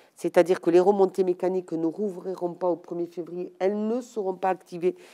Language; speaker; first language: French; native; French